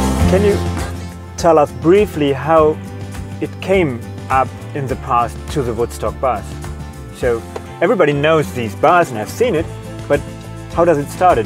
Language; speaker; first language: English; non-native, fluent; German